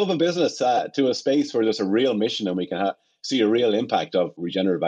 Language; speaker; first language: English; native; English